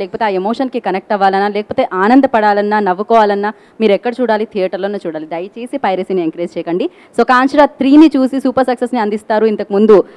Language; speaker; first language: Telugu; native; Telugu